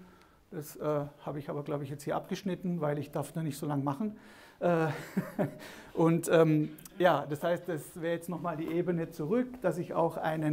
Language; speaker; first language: German; native; German